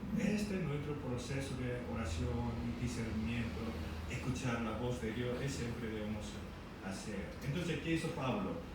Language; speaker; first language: Spanish; non-native, fluent; Korean